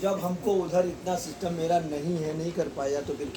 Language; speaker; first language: Hindi; native; Hindi